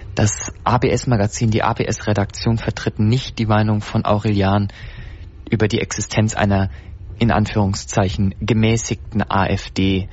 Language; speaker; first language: German; native; German